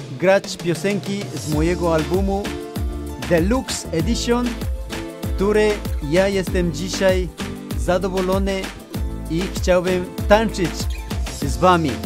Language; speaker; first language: Polish; non-native, fluent; Spanish